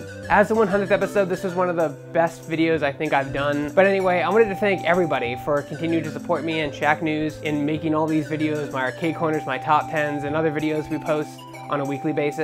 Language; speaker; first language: English; native; English